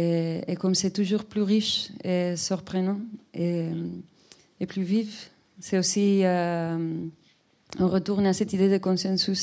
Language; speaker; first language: French; non-native, fluent; Spanish